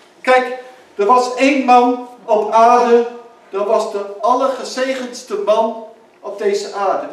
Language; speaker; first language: Dutch; native; Dutch